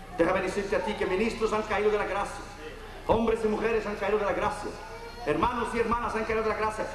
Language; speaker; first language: Spanish; non-native, fluent; Portuguese